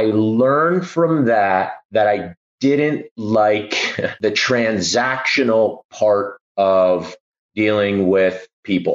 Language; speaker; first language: English; native; English